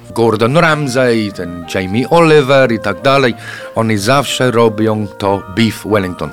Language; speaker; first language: Polish; non-native, fluent; English